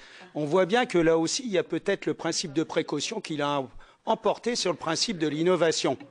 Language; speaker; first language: French; native; French